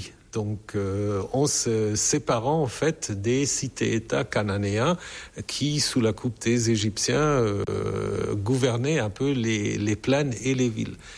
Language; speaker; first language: French; non-native, fluent; German